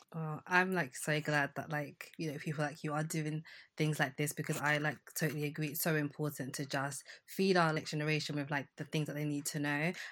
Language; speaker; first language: English; early bilingual, other home language; Yoruba